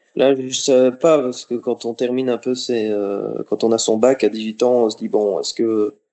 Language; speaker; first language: French; native; French